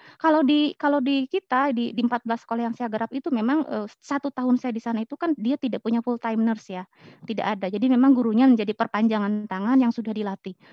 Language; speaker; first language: Indonesian; native; Indonesian